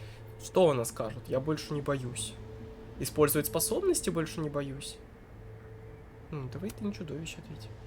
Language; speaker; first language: Russian; native; Russian